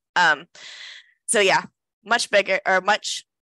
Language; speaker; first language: English; native; English